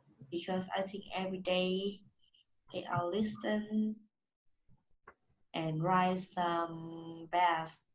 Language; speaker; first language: English; non-native, learner; Vietnamese